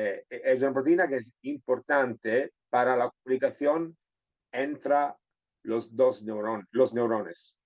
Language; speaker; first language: Spanish; non-native, fluent; Italian